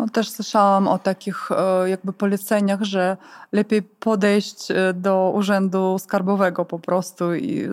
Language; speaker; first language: Polish; non-native, fluent; Ukrainian